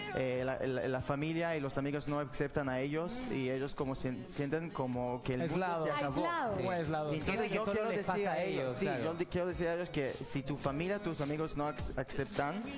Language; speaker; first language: Spanish; non-native, learner; Hebrew